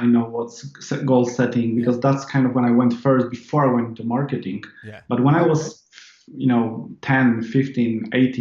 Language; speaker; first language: English; non-native, fluent; Polish